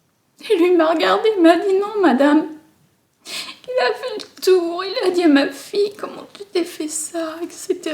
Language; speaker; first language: French; native; French